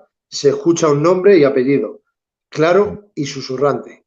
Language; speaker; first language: Spanish; native; Spanish